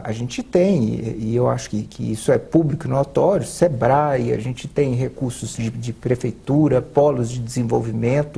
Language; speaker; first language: Portuguese; native; Portuguese